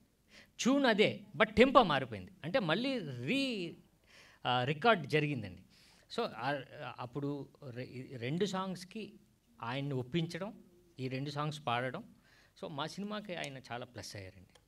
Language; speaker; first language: Telugu; native; Telugu